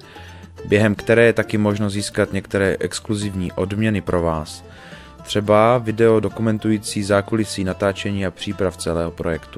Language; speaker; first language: Czech; native; Czech